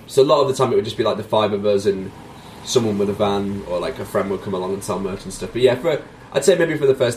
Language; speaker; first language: English; native; English